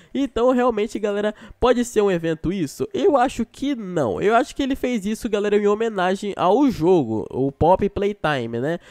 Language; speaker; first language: Portuguese; native; Portuguese